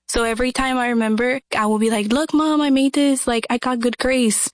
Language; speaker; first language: Spanish; early bilingual, heritage; Spanish